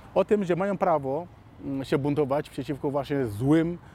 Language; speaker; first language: Polish; non-native, fluent; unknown